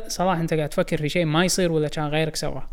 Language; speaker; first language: Arabic; native; Arabic